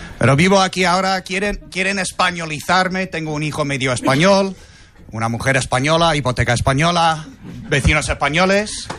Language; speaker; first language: Spanish; non-native, fluent; English